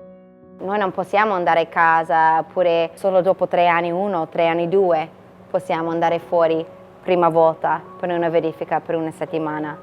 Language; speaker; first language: Italian; non-native, fluent; English